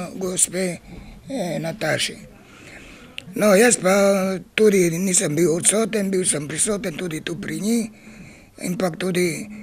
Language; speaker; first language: Slovenian; non-native, local second language; Romany